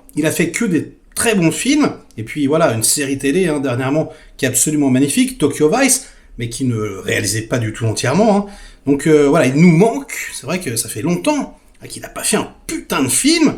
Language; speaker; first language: French; native; French